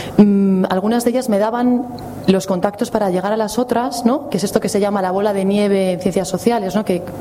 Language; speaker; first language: Spanish; native; Spanish